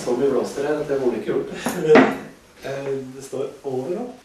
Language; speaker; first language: Norwegian; non-native, fluent; Arabic